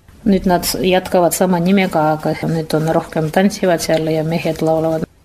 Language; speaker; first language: Estonian; non-native, fluent; Russian